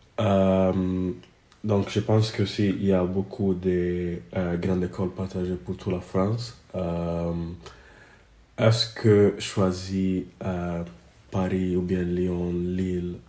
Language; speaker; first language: French; non-native, fluent; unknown